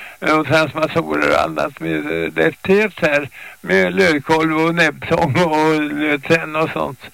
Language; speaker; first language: Swedish; native; Swedish